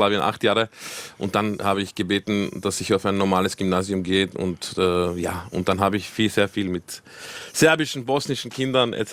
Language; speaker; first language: German; early bilingual, other home language; Croatian